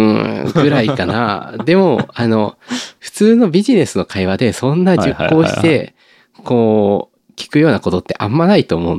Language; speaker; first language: Japanese; native; Japanese